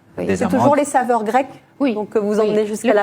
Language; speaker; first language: French; native; French